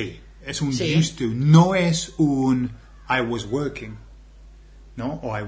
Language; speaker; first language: Spanish; non-native, fluent; English